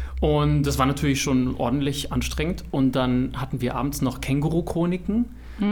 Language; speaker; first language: German; native; German